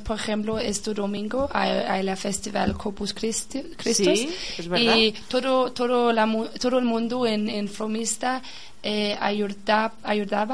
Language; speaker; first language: Spanish; non-native, learner; Danish